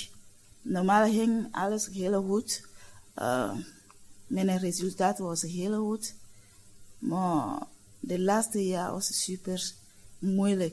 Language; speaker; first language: Dutch; non-native, learner; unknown